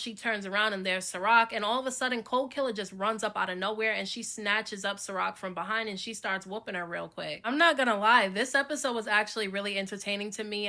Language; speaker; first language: English; native; English